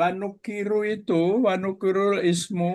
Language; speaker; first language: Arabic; non-native, fluent; Indonesian